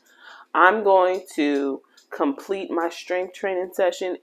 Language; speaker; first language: English; native; English